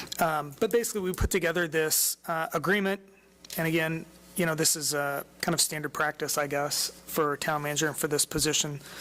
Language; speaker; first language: English; native; English